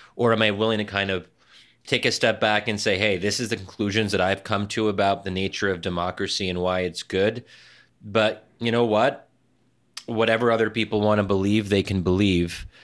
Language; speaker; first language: English; early bilingual, other home language; Arabic